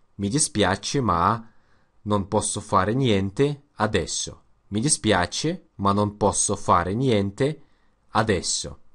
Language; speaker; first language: Italian; non-native, learner; Russian